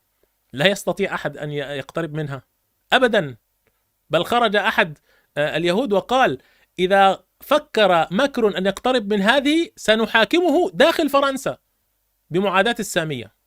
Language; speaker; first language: Arabic; native; Arabic